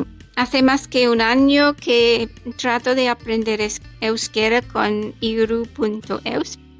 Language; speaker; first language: Spanish; non-native, fluent; English